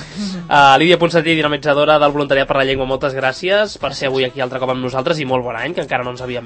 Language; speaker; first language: Catalan; native; Catalan